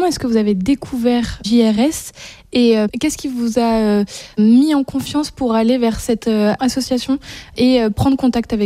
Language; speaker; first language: French; native; French